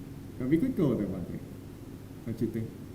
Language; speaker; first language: English; non-native, learner; Thai